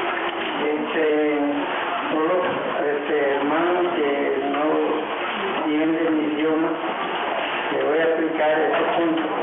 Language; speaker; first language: Spanish; non-native, local second language; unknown